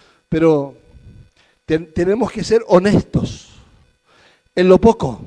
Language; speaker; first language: Spanish; native; Spanish